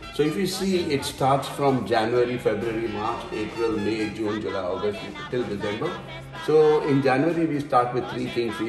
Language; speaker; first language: English; non-native, local second language; Konkani